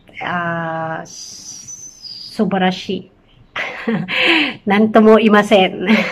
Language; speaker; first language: Japanese; non-native, learner; Filipino